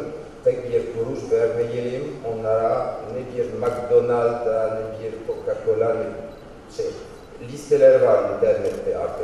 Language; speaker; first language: Turkish; non-native, fluent; French